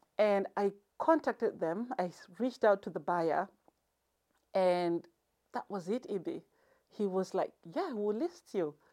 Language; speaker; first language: English; non-native, local second language; Shona